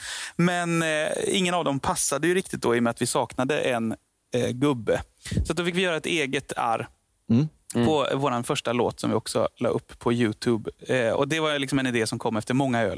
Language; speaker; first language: Swedish; native; Swedish